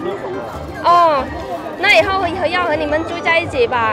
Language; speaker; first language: Chinese; non-native, learner; Vietnamese